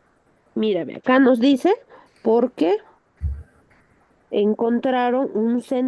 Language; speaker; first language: Spanish; native; Spanish